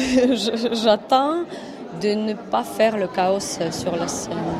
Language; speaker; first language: French; non-native, fluent; Russian